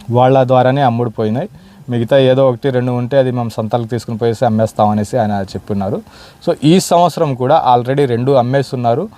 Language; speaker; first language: Telugu; non-native, local second language; Urdu